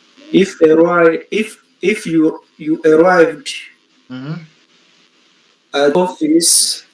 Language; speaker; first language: English; non-native, learner; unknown